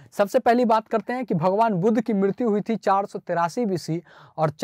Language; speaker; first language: Hindi; native; Hindi